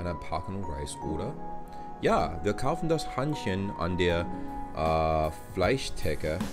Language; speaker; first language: German; non-native, learner; English